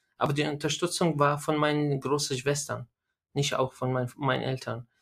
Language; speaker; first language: German; non-native, learner; Arabic